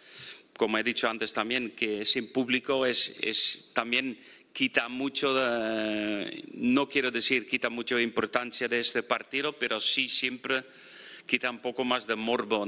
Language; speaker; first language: Spanish; non-native, fluent; Dutch